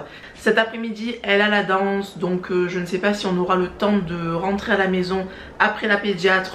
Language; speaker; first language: French; native; French